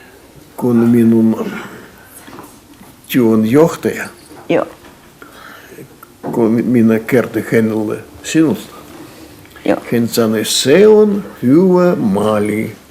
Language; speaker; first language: Finnish; non-native, learner; Russian